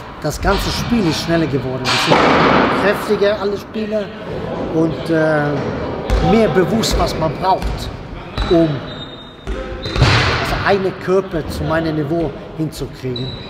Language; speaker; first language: German; non-native, fluent; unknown